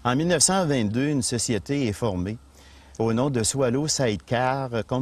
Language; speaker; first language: French; native; French